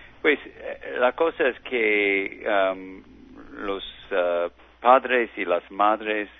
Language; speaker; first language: Spanish; non-native, learner; English